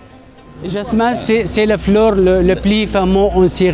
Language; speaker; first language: French; non-native, learner; Arabic